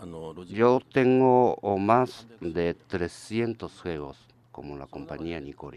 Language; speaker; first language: Spanish; non-native, learner; Japanese